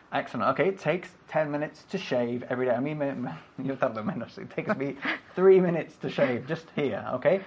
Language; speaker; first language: English; native; English